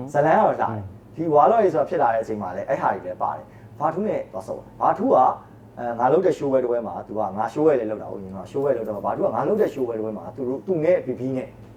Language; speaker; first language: Burmese; native; Burmese